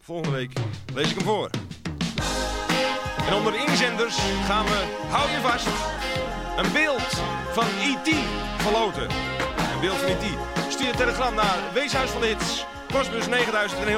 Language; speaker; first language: Dutch; native; Dutch